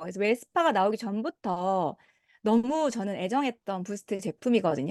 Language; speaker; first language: Korean; native; Korean